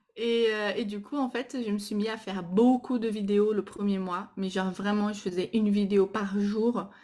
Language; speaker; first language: French; non-native, fluent; Portuguese